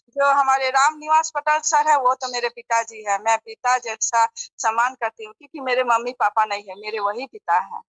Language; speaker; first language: Hindi; non-native, local second language; Bangla